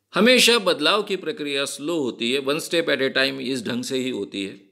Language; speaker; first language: Hindi; non-native, local second language; Marathi